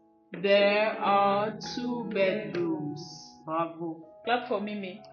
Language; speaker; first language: English; non-native, fluent; French